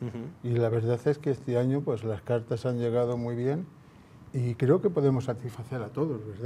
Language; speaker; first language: Spanish; native; Spanish